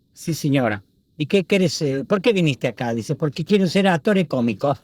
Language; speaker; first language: Spanish; early bilingual, other home language; Italian